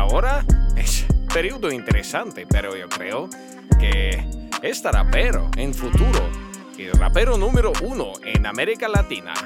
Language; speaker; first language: Spanish; non-native, learner; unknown